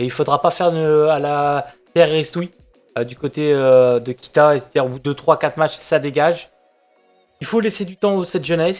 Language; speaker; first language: French; native; French